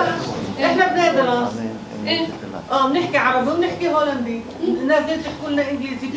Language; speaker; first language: Arabic; early bilingual, heritage; Arabic